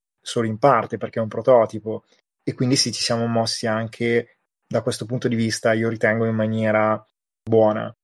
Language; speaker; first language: Italian; native; Italian